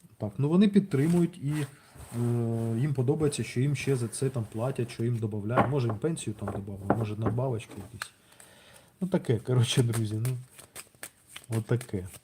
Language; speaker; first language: Ukrainian; non-native, local second language; Russian